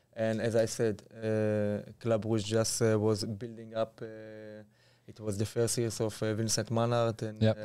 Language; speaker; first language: English; non-native, fluent; Hebrew